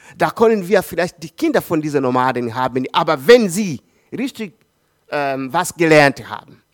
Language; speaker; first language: German; non-native, learner; Swahili